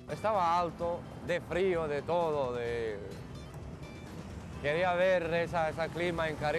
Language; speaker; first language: Spanish; non-native, learner; Serbian